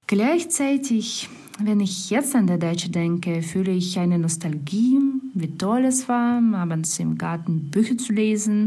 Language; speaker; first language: German; non-native, fluent; Russian